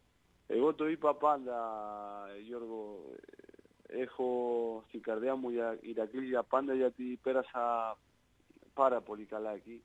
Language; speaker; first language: Greek; non-native, learner; Spanish